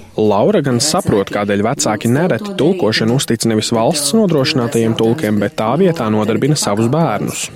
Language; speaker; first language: Latvian; native; Latvian